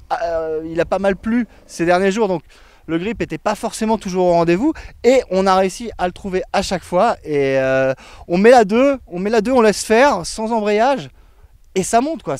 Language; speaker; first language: French; native; French